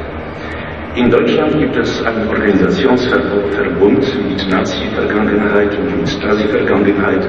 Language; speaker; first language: German; non-native, fluent; Polish